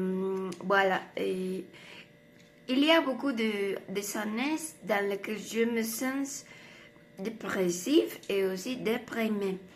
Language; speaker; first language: French; non-native, learner; Spanish